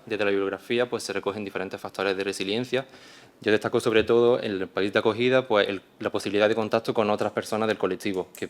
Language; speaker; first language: Spanish; native; Spanish